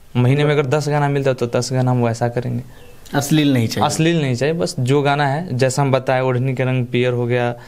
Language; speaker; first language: Hindi; native; Hindi